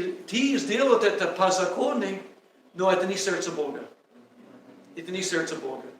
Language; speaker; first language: Russian; non-native, learner; English